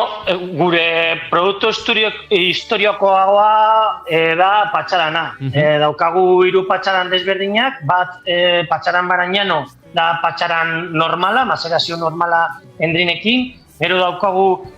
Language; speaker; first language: Basque; non-native, local second language; Spanish